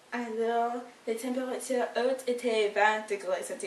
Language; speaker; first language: French; non-native, learner; English